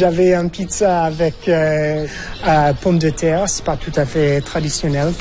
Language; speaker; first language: French; non-native, fluent; English